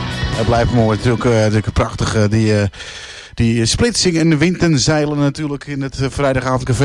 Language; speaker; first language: Dutch; native; Dutch